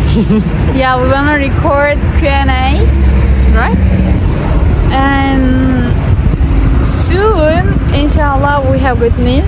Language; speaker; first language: English; non-native, learner; Turkish